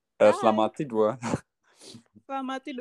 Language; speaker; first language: Indonesian; non-native, learner; German